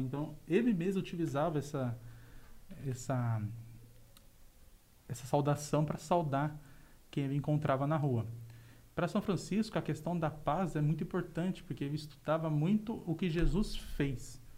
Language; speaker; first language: Portuguese; native; Portuguese